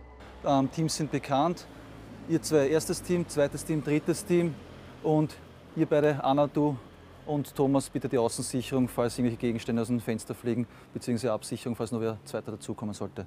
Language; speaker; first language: German; native; German